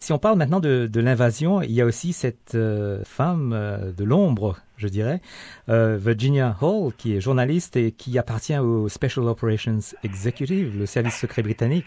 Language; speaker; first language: French; native; French